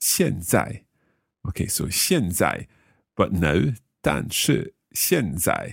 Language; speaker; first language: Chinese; non-native, learner; English